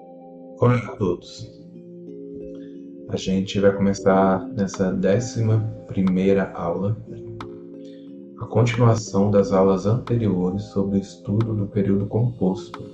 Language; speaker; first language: Portuguese; native; Portuguese